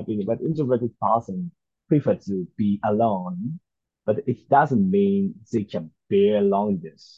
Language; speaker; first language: English; non-native, learner; Japanese